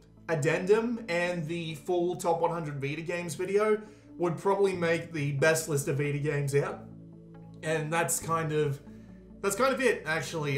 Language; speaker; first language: English; native; English